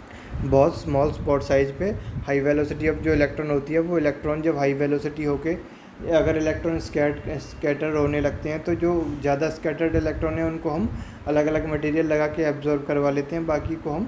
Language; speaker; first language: Hindi; native; Hindi